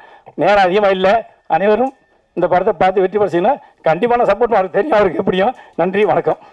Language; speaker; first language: Tamil; native; Tamil